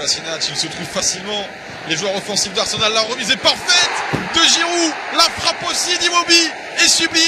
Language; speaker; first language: French; native; French